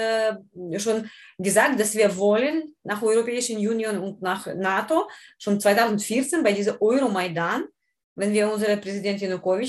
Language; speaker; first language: German; non-native, learner; Ukrainian